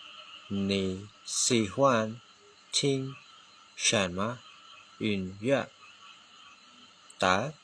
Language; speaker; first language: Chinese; non-native, fluent; Khmer